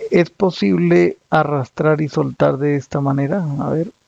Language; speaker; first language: Spanish; native; Spanish